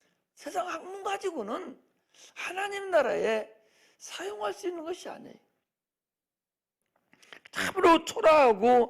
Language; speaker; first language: Korean; native; Korean